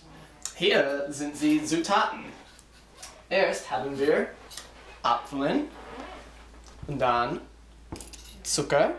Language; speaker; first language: German; non-native, learner; English